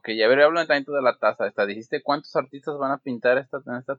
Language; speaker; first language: Spanish; native; Spanish